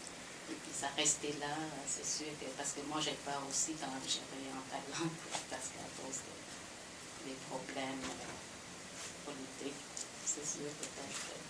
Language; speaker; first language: French; non-native, fluent; Khmer